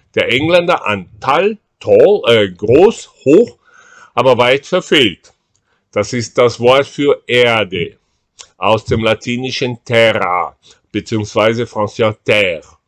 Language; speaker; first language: German; non-native, fluent; Portuguese